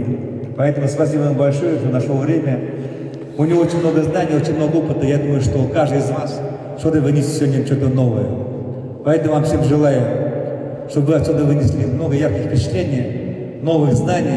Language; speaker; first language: Russian; native; Russian